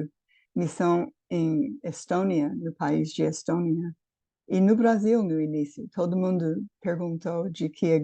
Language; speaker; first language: Portuguese; non-native, fluent; English